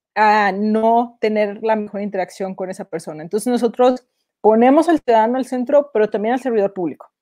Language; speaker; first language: Spanish; native; Spanish